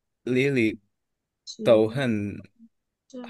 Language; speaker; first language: Chinese; non-native, learner; Indonesian